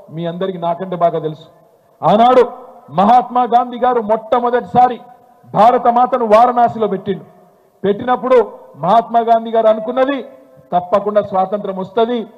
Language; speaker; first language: Telugu; native; Telugu